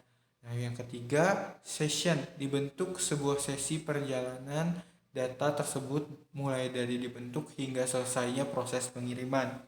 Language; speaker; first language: Indonesian; native; Indonesian